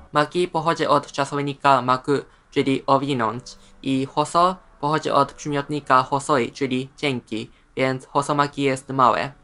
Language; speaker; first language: Polish; non-native, fluent; Japanese